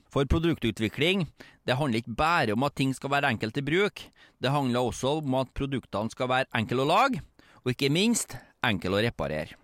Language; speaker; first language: Norwegian; native; Norwegian